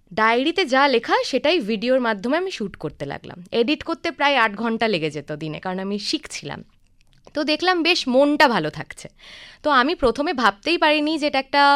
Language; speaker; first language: Bangla; native; Bangla